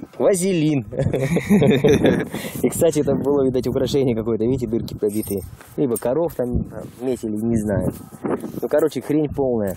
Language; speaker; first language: Russian; native; Russian